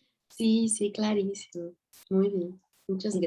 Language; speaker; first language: Spanish; non-native, learner; Portuguese